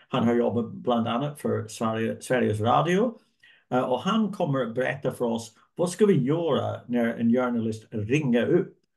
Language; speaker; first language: Swedish; non-native, fluent; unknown